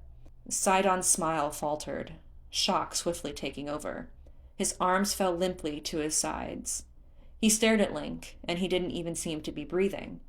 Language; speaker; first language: English; native; English